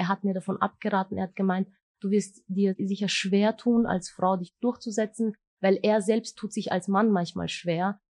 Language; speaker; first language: German; early bilingual, other home language; Turkish